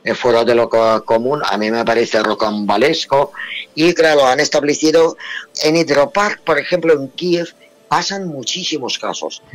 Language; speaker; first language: Spanish; non-native, fluent; Russian